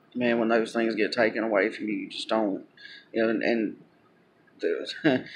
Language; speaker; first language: English; native; English